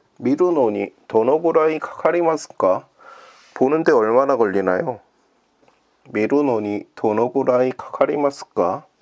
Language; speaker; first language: Japanese; non-native, learner; Korean